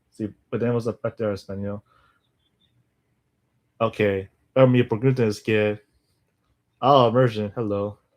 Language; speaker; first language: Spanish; non-native, learner; English